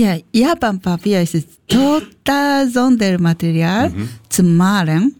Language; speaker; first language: German; non-native, learner; Japanese